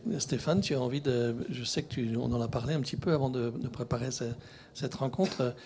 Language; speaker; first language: French; native; French